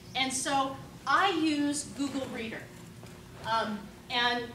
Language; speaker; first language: English; native; English